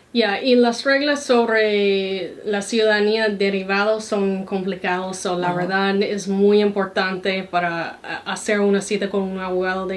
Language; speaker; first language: Spanish; non-native, fluent; English